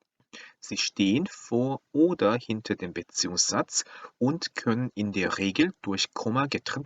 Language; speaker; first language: German; non-native, learner; Korean